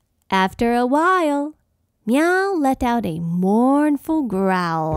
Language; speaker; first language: English; non-native, fluent; Chinese